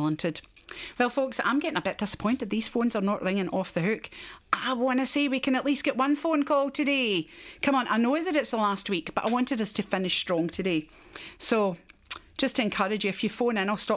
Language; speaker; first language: English; native; English